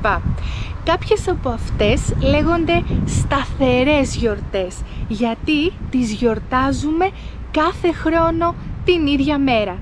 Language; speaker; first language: Greek; native; Greek